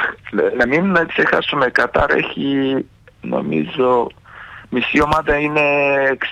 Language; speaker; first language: Greek; non-native, fluent; Serbian